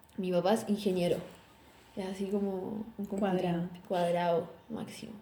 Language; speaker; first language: Spanish; native; Spanish